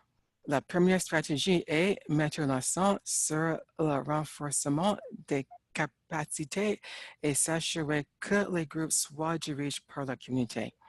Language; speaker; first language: French; non-native, learner; English